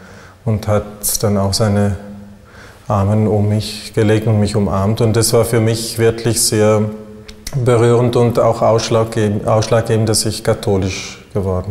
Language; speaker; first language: German; non-native, fluent; Afrikaans